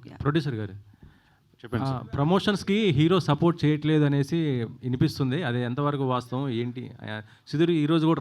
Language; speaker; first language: Telugu; native; Telugu